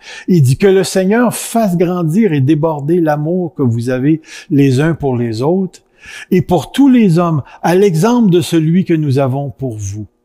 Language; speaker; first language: French; native; French